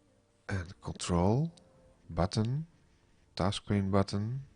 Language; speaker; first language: English; non-native, fluent; Dutch